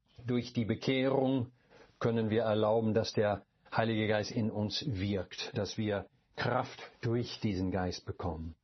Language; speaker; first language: German; non-native, fluent; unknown